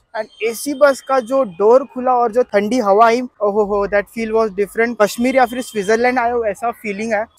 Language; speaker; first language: Hindi; non-native, local second language; Marathi